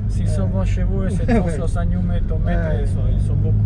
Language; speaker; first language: French; non-native, fluent; Italian